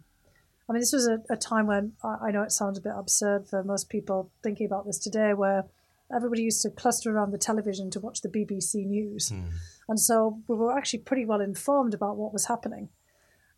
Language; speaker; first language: English; native; English